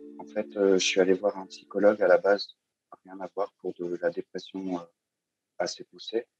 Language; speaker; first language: French; native; French